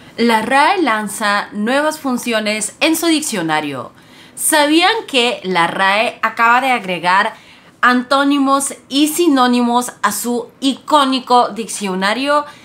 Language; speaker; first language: Spanish; non-native, fluent; Bulgarian